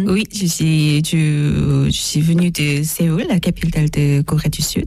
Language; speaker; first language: French; non-native, learner; Korean